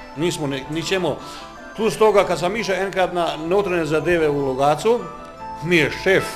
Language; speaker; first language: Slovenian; non-native, learner; Croatian